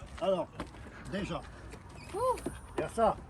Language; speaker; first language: French; native; French